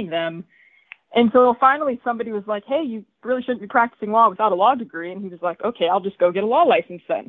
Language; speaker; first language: English; native; English